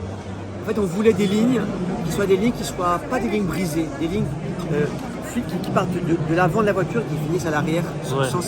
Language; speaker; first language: French; native; French